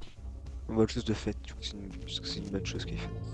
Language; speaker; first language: French; native; French